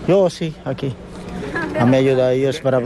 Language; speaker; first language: Spanish; non-native, learner; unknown